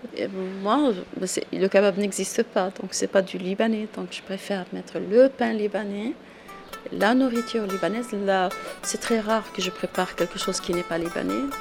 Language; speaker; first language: French; non-native, local second language; Arabic